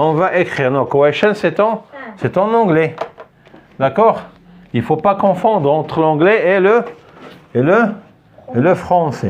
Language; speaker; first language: French; non-native, local second language; Arabic